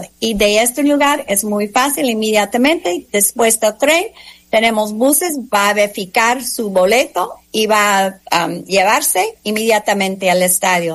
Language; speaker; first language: Spanish; non-native, fluent; English